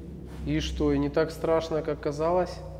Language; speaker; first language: Russian; native; Russian